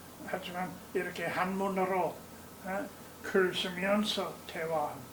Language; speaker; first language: Korean; non-native, learner; English